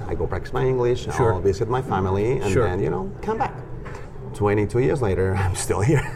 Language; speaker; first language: English; non-native, fluent; Spanish